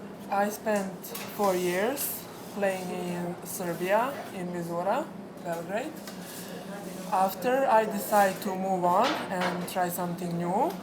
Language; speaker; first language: English; non-native, fluent; Serbian